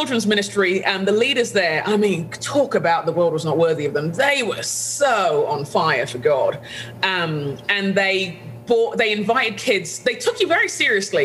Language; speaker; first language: English; native; English